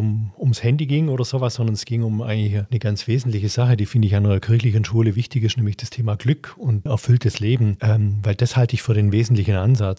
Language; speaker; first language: German; native; German